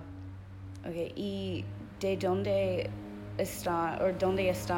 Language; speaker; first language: Spanish; non-native, learner; English